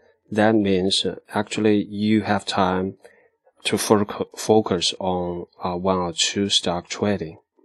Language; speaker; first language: English; non-native, fluent; Chinese